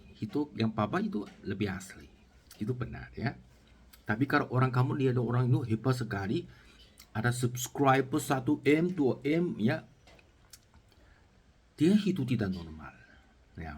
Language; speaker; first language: Indonesian; non-native, learner; Chinese